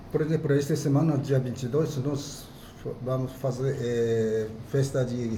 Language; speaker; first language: Portuguese; non-native, fluent; Japanese